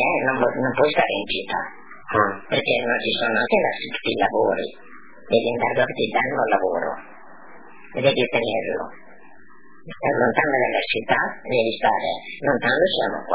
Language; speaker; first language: Italian; non-native, local second language; Friulian